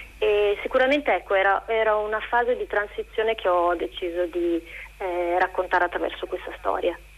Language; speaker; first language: Italian; native; Italian